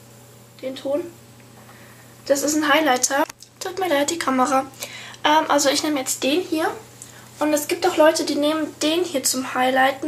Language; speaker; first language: German; native; German